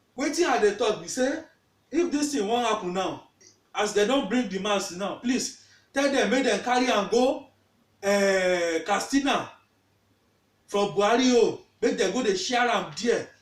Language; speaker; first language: Nigerian Pidgin; non-native, local second language; Yoruba